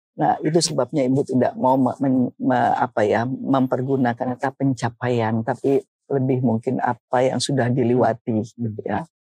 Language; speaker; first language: Indonesian; native; Indonesian